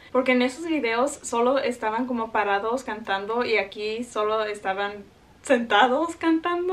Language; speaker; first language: Spanish; early bilingual, heritage; Spanish